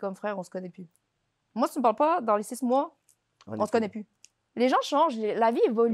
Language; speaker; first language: French; native; French